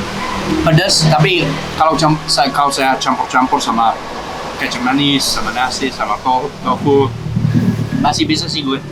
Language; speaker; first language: Indonesian; non-native, fluent; English